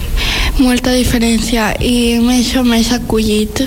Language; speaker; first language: Catalan; early bilingual, other home language; Spanish